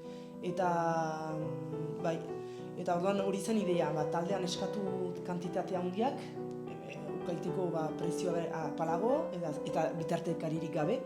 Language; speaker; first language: Basque; native; Basque